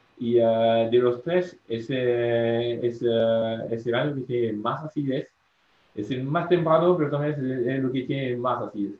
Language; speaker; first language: Spanish; non-native, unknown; French